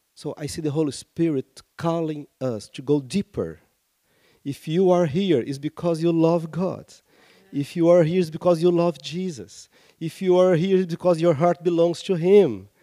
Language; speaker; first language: English; non-native, fluent; Portuguese